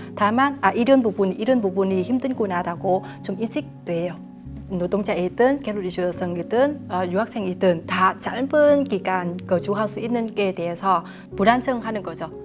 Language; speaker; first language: Korean; non-native, fluent; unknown